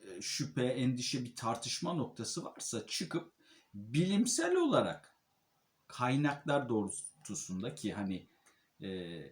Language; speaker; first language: Turkish; native; Turkish